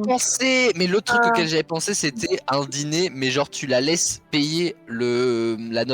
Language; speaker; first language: French; native; French